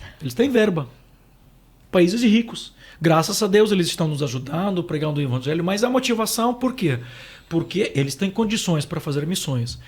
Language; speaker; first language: Portuguese; non-native, fluent; Ukrainian